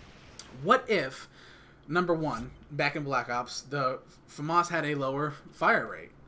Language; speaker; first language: English; native; English